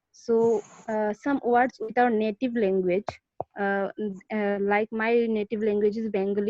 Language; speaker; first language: English; non-native, learner; Bangla